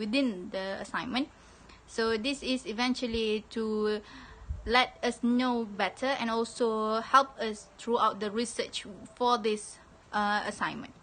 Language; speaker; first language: English; non-native, local second language; Malay